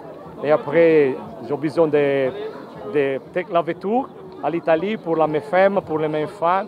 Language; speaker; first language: French; non-native, learner; Italian